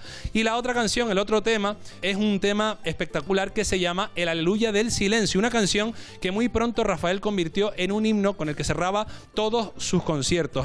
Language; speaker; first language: Spanish; native; Spanish